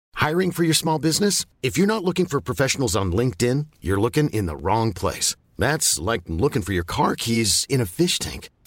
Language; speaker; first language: English; native; English